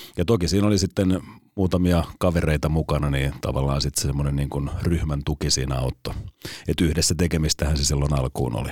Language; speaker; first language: Finnish; native; Finnish